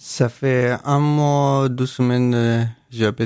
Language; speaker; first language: French; non-native, learner; Persian